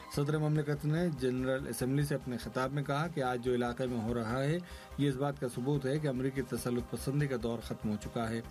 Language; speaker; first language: Urdu; native; Urdu